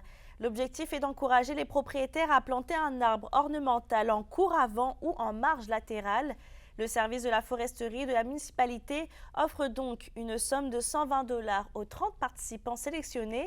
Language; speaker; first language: French; native; French